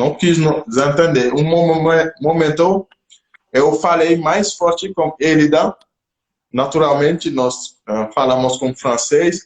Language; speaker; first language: Portuguese; non-native, local second language; French